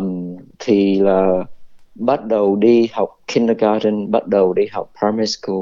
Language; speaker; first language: Vietnamese; early bilingual, heritage; Vietnamese